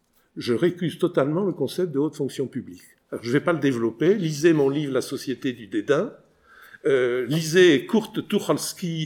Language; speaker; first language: French; native; French